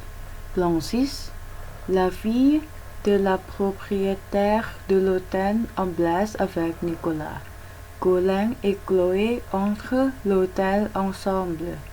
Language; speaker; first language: French; non-native, learner; Thai